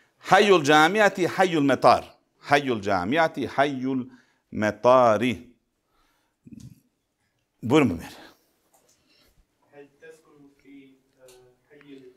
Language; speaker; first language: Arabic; non-native, fluent; Bosnian